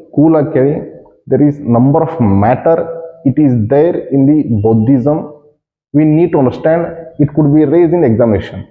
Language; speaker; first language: English; non-native, local second language; Kannada